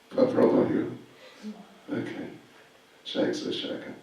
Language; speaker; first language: Russian; non-native, learner; English